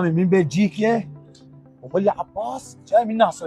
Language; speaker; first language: Arabic; native; Arabic